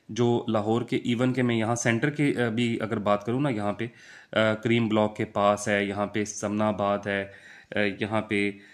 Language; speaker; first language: Urdu; non-native, local second language; Punjabi